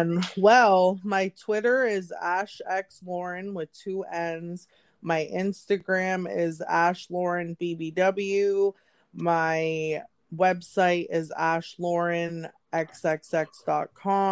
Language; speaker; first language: English; native; English